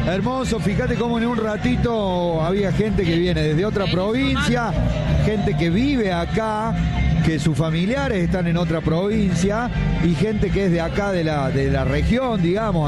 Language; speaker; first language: Spanish; native; Spanish